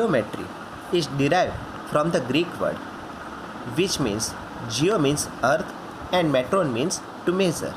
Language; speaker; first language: English; non-native, local second language; Gujarati